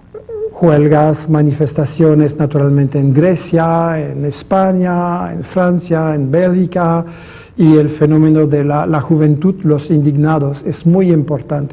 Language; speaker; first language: Spanish; non-native, fluent; French